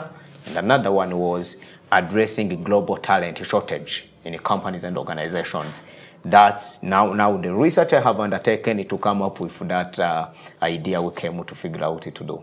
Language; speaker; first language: English; non-native, local second language; Kinyarwanda